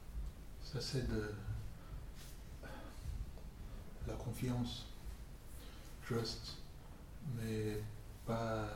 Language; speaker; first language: French; non-native, fluent; English